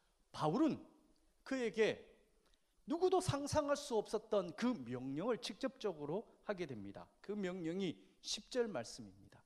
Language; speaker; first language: Korean; native; Korean